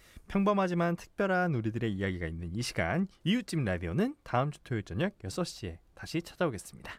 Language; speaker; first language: Korean; native; Korean